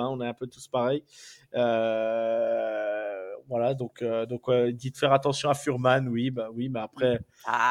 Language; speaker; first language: French; native; French